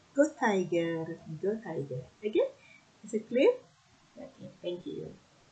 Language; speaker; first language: English; non-native, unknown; Indonesian